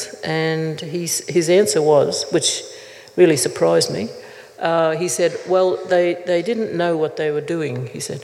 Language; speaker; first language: English; native; English